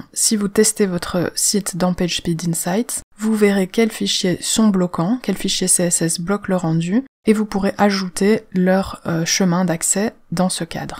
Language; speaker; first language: French; native; French